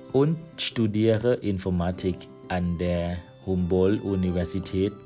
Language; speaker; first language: German; non-native, fluent; Thai